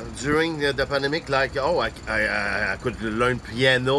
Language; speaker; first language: English; non-native, learner; French